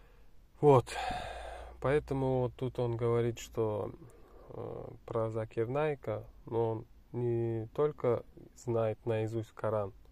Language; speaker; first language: Russian; non-native, fluent; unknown